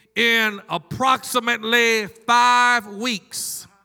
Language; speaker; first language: English; native; English